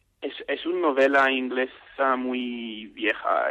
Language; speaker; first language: Spanish; non-native, learner; English